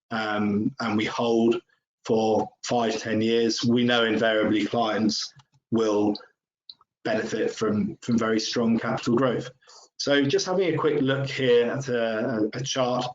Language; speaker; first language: English; native; English